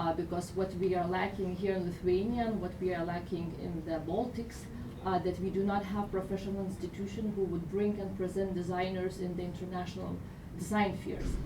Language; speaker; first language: English; non-native, fluent; Lithuanian